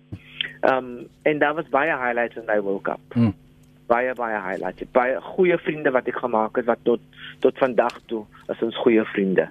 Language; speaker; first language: Afrikaans; non-native, local second language; English